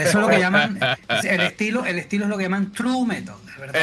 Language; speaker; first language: Spanish; native; Spanish